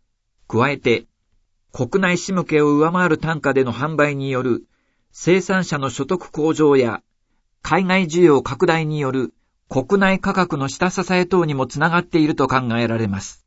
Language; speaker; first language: Japanese; native; Japanese